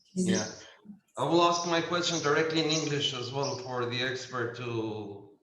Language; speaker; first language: English; non-native, fluent; Albanian